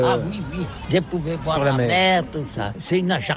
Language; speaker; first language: French; non-native, learner; Catalan